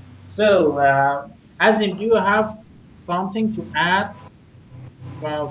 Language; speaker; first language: English; non-native, learner; Persian